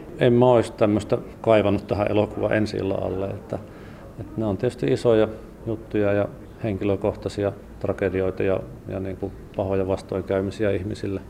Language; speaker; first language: Finnish; native; Finnish